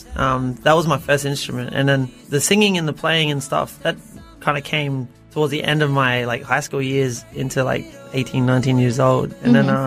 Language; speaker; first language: English; native; English